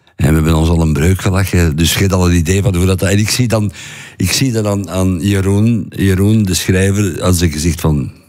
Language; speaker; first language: Dutch; native; Dutch